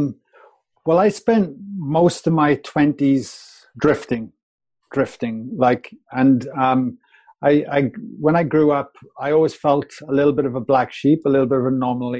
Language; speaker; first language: English; native; English